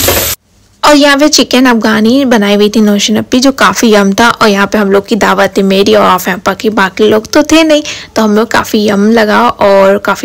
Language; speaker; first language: Hindi; native; Hindi